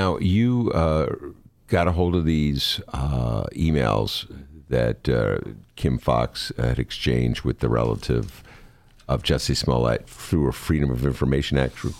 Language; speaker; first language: English; native; English